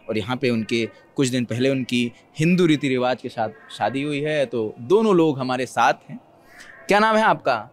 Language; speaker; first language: Hindi; native; Hindi